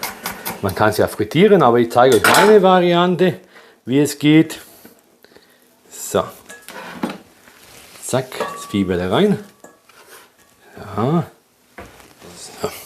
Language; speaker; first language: German; early bilingual, other home language; Polish